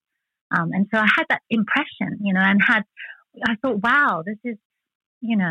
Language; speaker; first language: English; early bilingual, other home language; Chinese